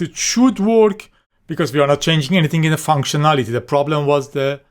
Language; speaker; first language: English; non-native, fluent; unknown